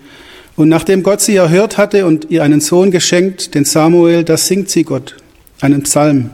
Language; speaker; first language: German; native; German